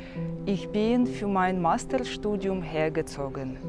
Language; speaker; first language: German; non-native, fluent; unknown